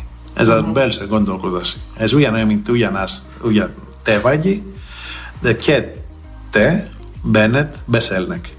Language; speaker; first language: Hungarian; non-native, fluent; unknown